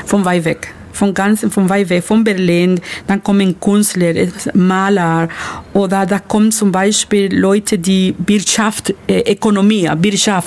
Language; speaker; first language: German; non-native, learner; Spanish